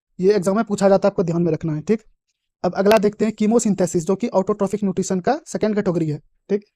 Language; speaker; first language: Hindi; native; Hindi